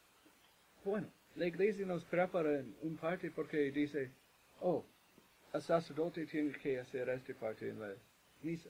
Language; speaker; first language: Spanish; non-native, fluent; English